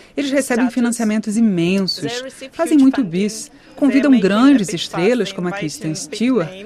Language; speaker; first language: Portuguese; non-native, fluent; Ukrainian